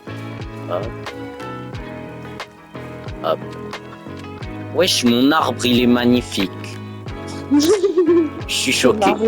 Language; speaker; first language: French; native; French